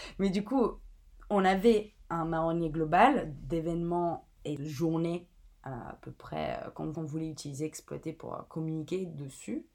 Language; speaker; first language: French; non-native, fluent; Italian